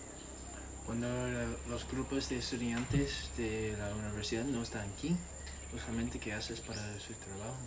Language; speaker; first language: Spanish; non-native, learner; English